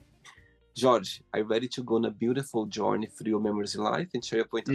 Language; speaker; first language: English; non-native, fluent; Portuguese